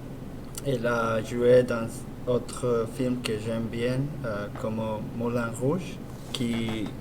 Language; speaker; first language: French; non-native, learner; English